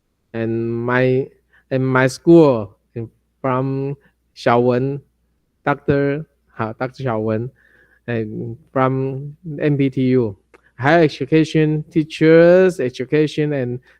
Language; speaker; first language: English; non-native, learner; Chinese